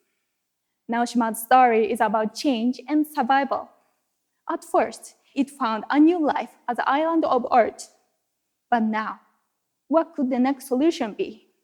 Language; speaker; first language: English; non-native, fluent; Japanese